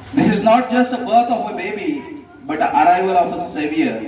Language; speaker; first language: English; non-native, local second language; Marathi